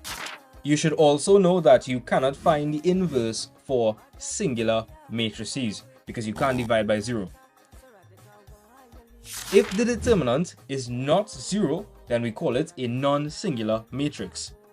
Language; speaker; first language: English; native; English